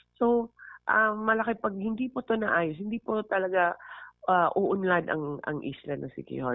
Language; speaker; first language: Filipino; non-native, local second language; Hiligaynon